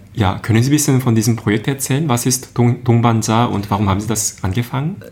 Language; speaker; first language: German; non-native, fluent; Korean